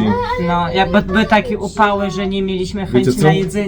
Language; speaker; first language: Polish; native; Polish